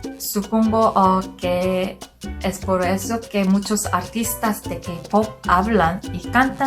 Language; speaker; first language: Spanish; non-native, learner; Korean